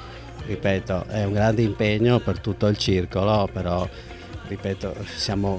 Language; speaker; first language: Italian; native; Italian